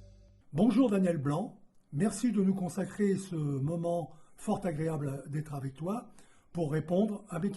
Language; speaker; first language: French; native; French